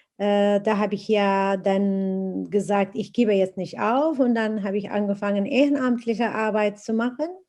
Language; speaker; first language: German; non-native, fluent; Arabic